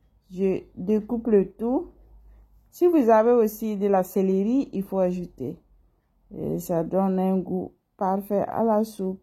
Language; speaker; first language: French; non-native, local second language; Mossi